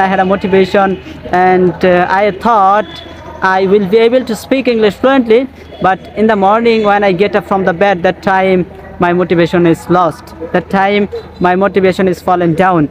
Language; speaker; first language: English; non-native, learner; Bangla